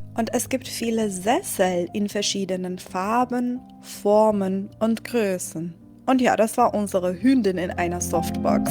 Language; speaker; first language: German; non-native, fluent; Persian